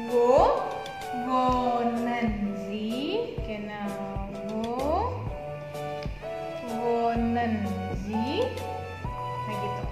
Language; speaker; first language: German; non-native, fluent; Indonesian